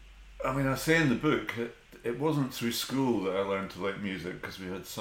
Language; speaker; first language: English; native; English